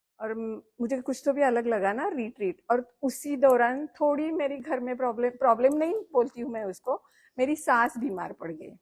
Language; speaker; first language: Hindi; non-native, local second language; Marathi